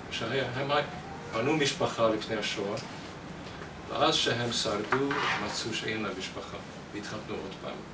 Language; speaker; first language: Hebrew; non-native, fluent; Hungarian